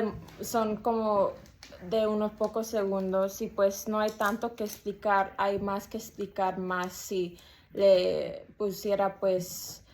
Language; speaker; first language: Spanish; early bilingual, heritage; Spanish